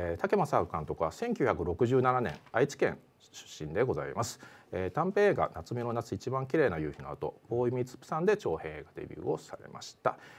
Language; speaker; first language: Japanese; native; Japanese